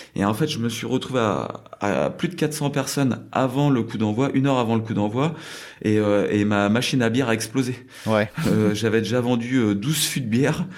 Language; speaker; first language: French; native; French